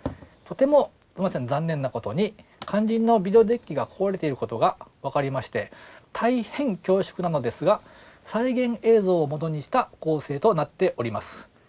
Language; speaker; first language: Japanese; native; Japanese